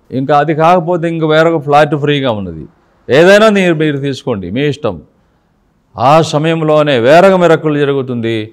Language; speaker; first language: Telugu; non-native, fluent; Malayalam